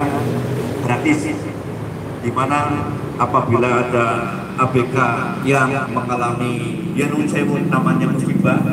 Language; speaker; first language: Indonesian; native; Indonesian